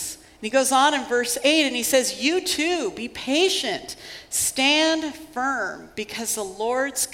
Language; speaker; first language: English; native; English